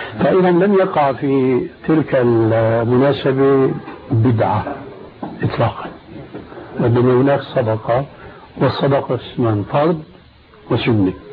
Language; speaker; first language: Arabic; early bilingual, other home language; Albanian